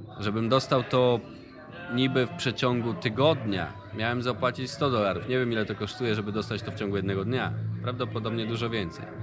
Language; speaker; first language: Polish; native; Polish